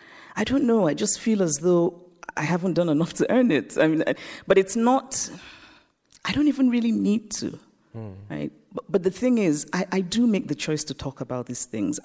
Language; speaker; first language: English; non-native, local second language; Igbo